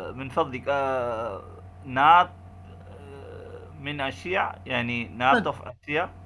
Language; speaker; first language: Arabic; non-native, learner; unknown